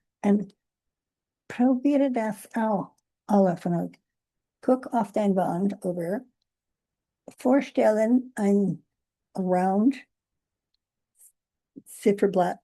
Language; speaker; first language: German; non-native, learner; English